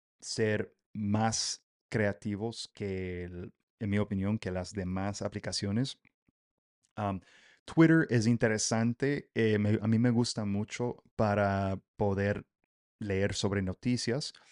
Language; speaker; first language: Spanish; non-native, fluent; English